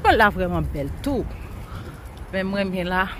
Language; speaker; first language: French; non-native, local second language; Haitian Creole